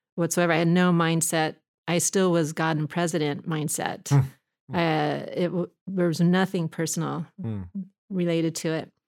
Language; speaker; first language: English; native; English